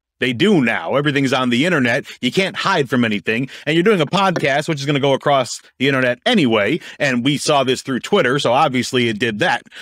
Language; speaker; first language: English; native; English